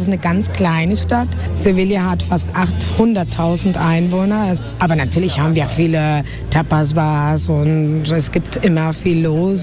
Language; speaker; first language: German; non-native, fluent; Spanish